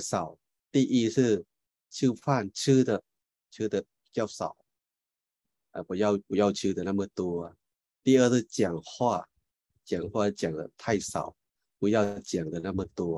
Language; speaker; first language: Chinese; non-native, fluent; Thai